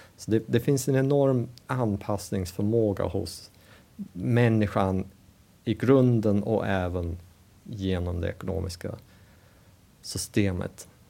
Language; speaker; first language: Swedish; non-native, fluent; English